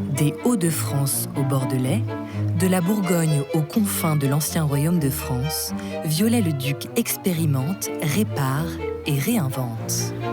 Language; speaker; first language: French; native; French